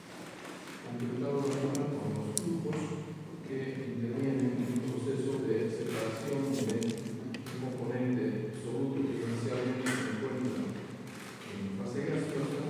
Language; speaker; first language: Spanish; native; Spanish